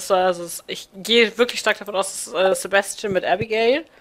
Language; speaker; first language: German; native; German